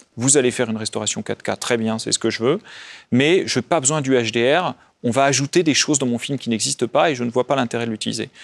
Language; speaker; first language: French; native; French